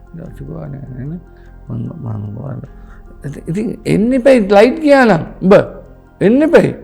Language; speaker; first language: Sinhala; native; Sinhala